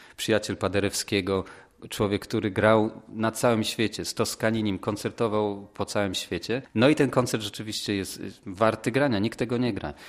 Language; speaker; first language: Polish; native; Polish